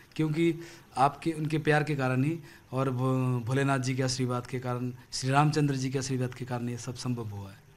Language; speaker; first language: Hindi; native; Hindi